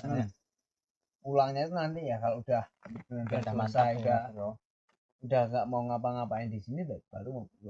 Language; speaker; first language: Indonesian; native; Indonesian